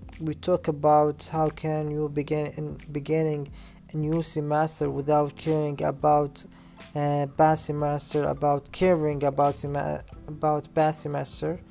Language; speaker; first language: English; non-native, learner; Arabic